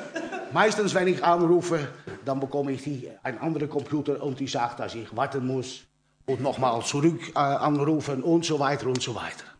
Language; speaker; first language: German; non-native, learner; Dutch